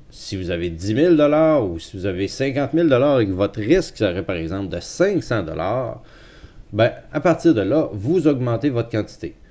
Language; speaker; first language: French; native; French